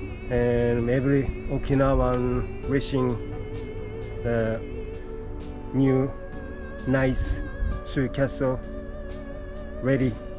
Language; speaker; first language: English; non-native, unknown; Japanese